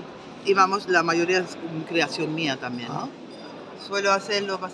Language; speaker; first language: Spanish; non-native, fluent; German